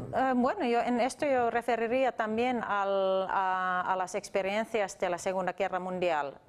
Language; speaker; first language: Spanish; non-native, fluent; Finnish